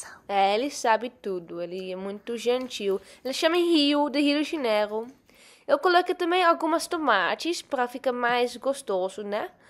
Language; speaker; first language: Portuguese; non-native, learner; Dutch